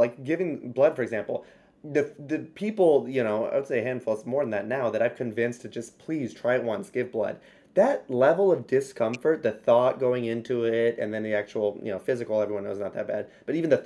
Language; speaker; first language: English; native; English